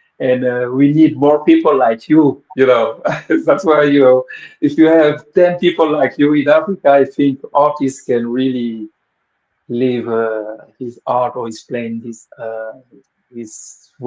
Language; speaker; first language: English; non-native, local second language; Wolof